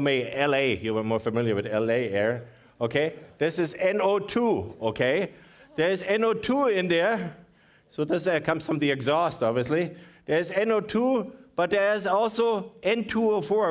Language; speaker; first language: English; non-native, fluent; German